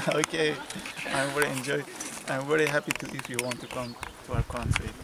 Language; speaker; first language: English; non-native, learner; Persian